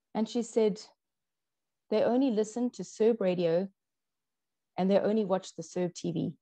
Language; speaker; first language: English; native; English